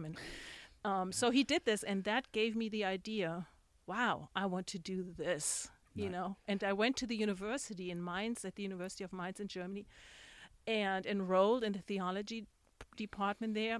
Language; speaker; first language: English; non-native, fluent; German